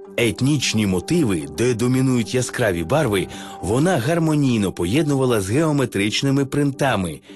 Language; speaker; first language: Ukrainian; native; Ukrainian